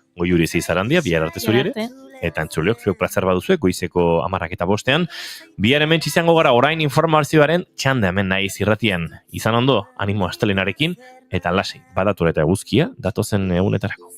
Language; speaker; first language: Basque; native; Basque